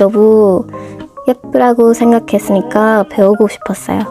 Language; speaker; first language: Korean; non-native, learner; English